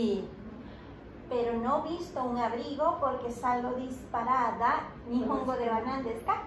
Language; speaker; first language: Spanish; non-native, fluent; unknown